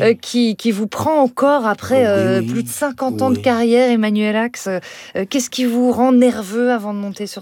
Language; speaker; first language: French; native; French